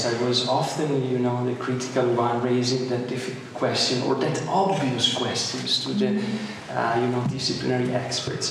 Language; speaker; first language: English; non-native, fluent; Italian